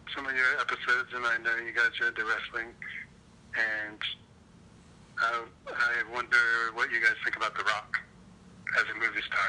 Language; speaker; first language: English; native; English